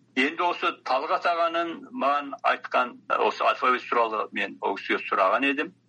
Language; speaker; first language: Kazakh; early bilingual, heritage; Kazakh